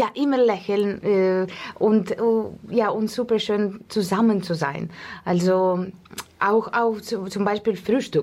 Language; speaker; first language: German; non-native, learner; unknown